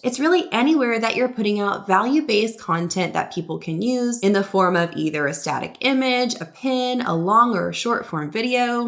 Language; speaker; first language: English; native; English